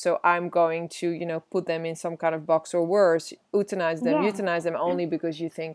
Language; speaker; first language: English; non-native, fluent; Dutch